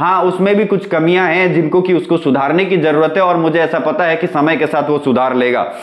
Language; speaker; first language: Hindi; non-native, local second language; Nepali